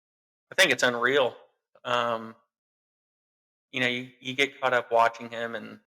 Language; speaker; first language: English; native; English